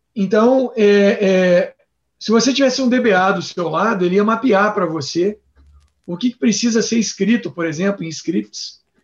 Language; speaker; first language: Portuguese; native; Portuguese